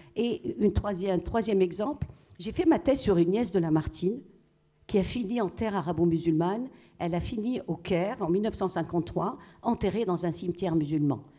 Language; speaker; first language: French; non-native, local second language; Arabic